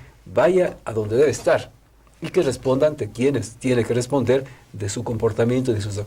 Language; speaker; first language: Spanish; native; Spanish